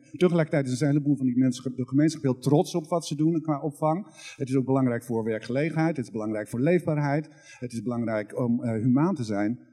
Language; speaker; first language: Dutch; native; Dutch